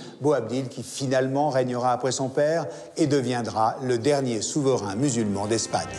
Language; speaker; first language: French; native; French